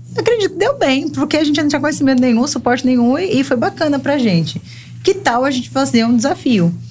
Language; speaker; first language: Portuguese; native; Portuguese